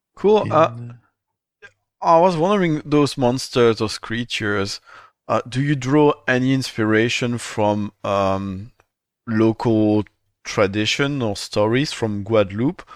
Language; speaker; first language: English; non-native, fluent; French